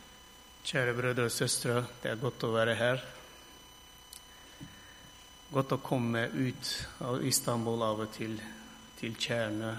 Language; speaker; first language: Norwegian; non-native, fluent; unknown